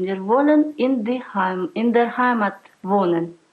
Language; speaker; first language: German; early bilingual, heritage; German